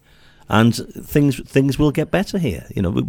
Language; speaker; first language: English; native; English